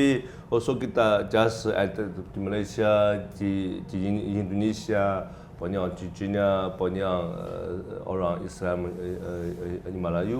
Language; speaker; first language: Indonesian; non-native, learner; Chinese